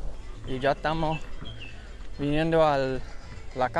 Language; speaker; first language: Spanish; early bilingual, heritage; English